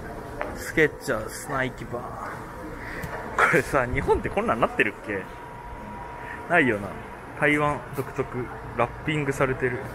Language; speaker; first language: Japanese; native; Japanese